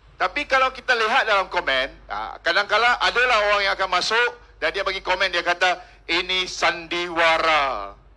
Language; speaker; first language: Malay; non-native, local second language; Min Nan Chinese